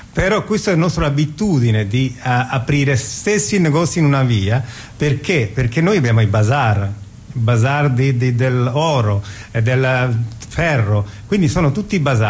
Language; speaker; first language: Italian; non-native, fluent; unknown